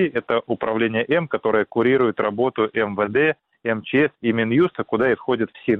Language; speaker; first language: Russian; native; Russian